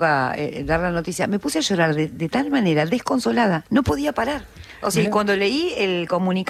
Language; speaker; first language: Spanish; native; Spanish